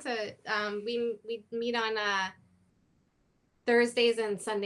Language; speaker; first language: English; native; English